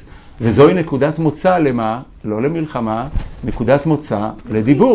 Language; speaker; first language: Hebrew; native; Hebrew